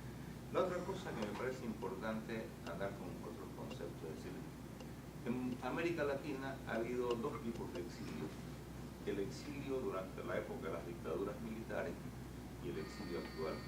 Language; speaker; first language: Spanish; native; Spanish